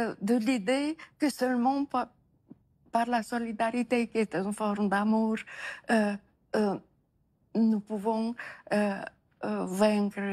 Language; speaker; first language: French; non-native, fluent; Romanian